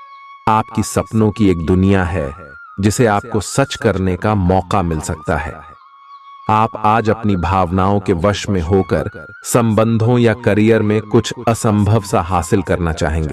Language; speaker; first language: Hindi; native; Hindi